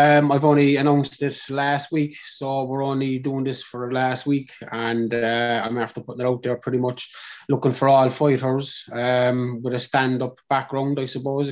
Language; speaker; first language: English; native; English